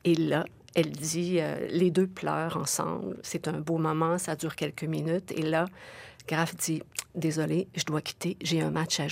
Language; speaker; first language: French; native; French